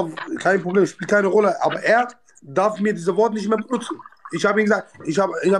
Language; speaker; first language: German; non-native, learner; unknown